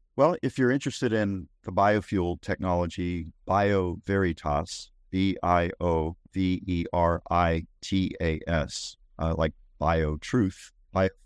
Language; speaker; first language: English; native; English